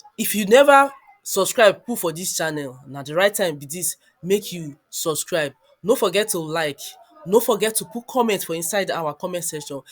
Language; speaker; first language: Nigerian Pidgin; non-native, local second language; Yoruba